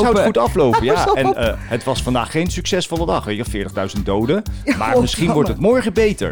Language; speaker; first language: Dutch; native; Dutch